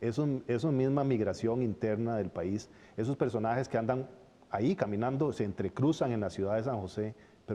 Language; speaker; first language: Spanish; native; Spanish